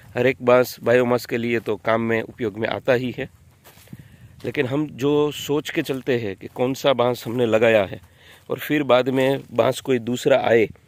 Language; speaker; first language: Hindi; non-native, local second language; Gujarati